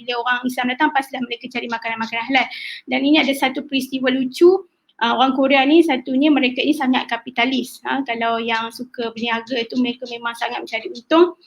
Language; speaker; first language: Malay; native; Malay